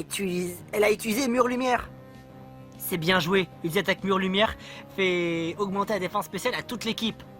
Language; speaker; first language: French; native; French